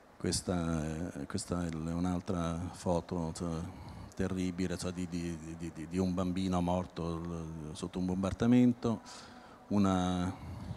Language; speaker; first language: Italian; native; Italian